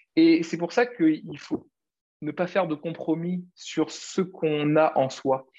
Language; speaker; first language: French; native; French